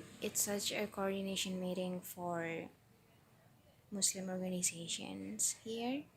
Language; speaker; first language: English; non-native, learner; Indonesian